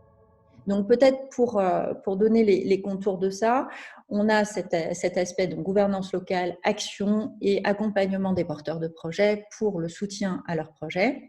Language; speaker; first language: French; native; French